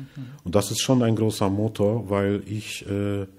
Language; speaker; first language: German; non-native, fluent; Polish